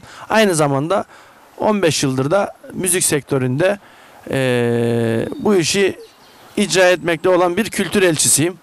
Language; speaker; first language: Turkish; native; Turkish